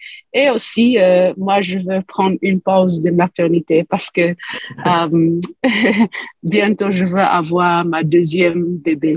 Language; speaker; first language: French; non-native, fluent; English